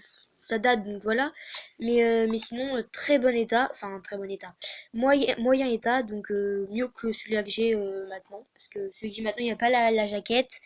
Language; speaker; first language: French; native; French